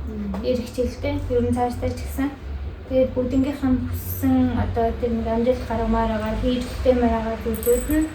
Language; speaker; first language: Mongolian; early bilingual, heritage; Mongolian